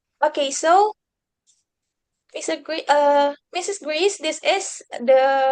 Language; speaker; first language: English; non-native, fluent; Indonesian